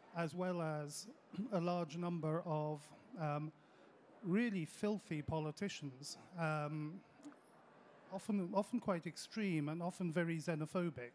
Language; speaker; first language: English; early bilingual, other home language; French